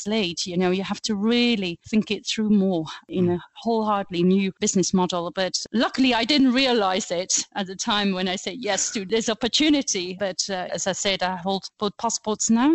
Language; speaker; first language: English; non-native, fluent; Dutch